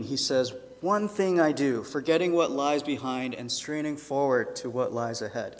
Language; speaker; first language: English; early bilingual, other home language; Chinese